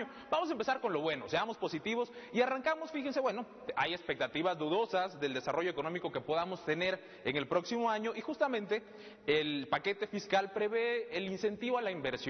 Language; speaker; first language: Spanish; native; Spanish